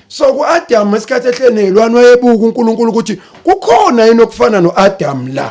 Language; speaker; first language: Zulu; native; Zulu